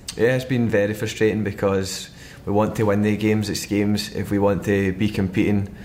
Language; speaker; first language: English; native; English